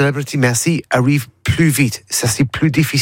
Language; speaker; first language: French; non-native, learner; English